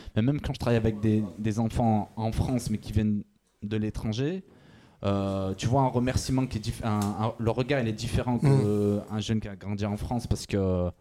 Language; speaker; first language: French; native; French